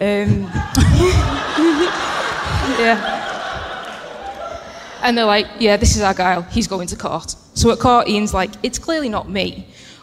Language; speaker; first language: English; native; English